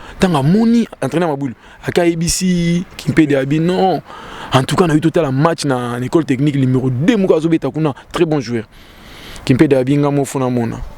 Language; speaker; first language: Lingala; native; Lingala